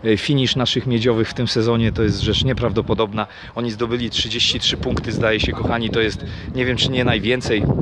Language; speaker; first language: Polish; native; Polish